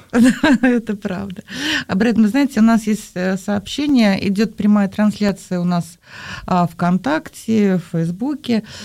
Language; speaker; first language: Russian; native; Russian